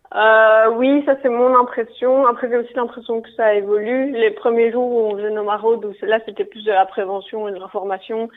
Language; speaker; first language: French; native; French